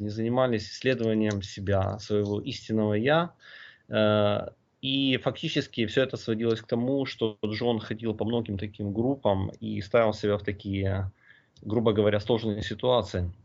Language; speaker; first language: Russian; native; Russian